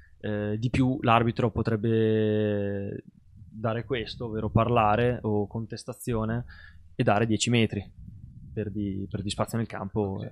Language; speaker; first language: Italian; native; Italian